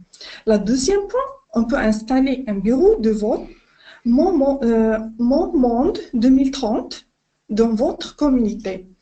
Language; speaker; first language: French; non-native, learner; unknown